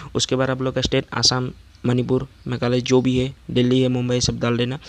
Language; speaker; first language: Hindi; non-native, local second language; Assamese